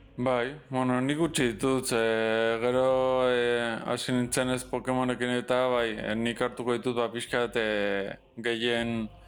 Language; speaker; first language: Basque; non-native, local second language; Spanish